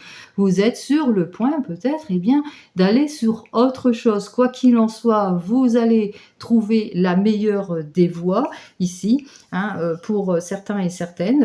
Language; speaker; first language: French; native; French